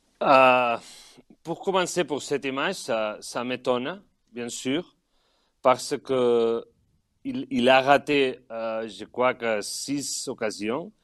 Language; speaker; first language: French; non-native, fluent; Catalan